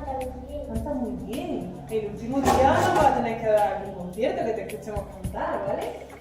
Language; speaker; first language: Spanish; native; Spanish